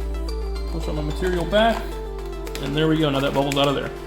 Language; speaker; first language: English; native; English